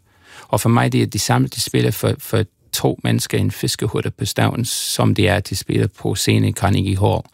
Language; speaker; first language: Danish; non-native, fluent; English